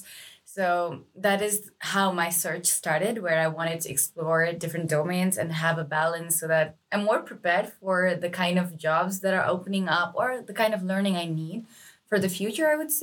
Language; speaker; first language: English; non-native, local second language; Nepali